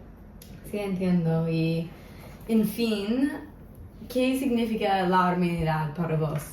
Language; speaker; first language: Spanish; non-native, local second language; English